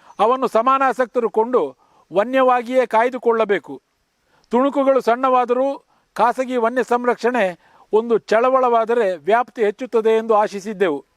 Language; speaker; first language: Kannada; native; Kannada